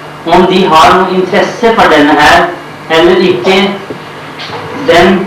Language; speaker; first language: Norwegian; non-native, fluent; Urdu